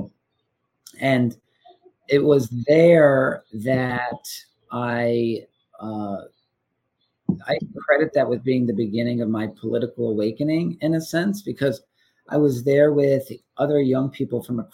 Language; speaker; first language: English; native; English